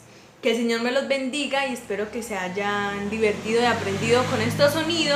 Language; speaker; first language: Spanish; native; Spanish